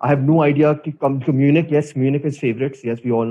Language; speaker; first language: English; non-native, local second language; Urdu